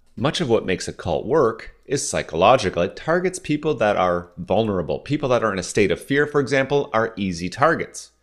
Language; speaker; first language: English; non-native, fluent; French